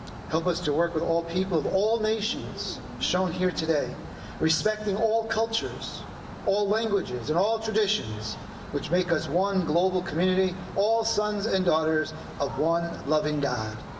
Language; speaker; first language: English; native; English